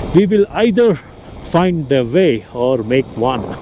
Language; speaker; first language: English; non-native, local second language; Kannada